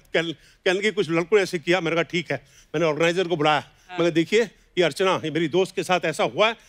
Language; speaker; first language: Hindi; native; Hindi